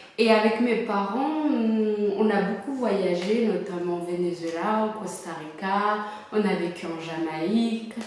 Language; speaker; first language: French; early bilingual, other home language; Amharic